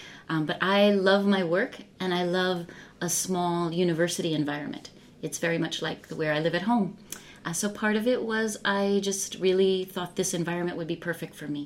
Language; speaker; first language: English; native; English